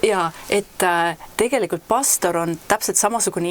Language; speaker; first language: Estonian; native; Estonian